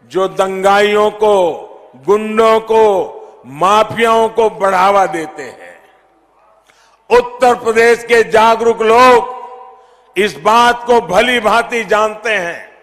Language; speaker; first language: Hindi; non-native, local second language; Gujarati